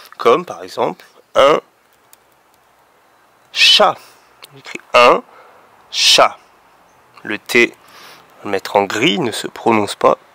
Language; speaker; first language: French; native; French